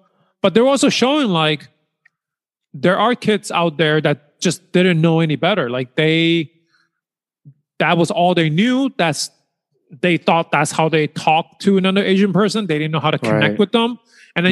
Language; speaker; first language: English; early bilingual, other home language; Chinese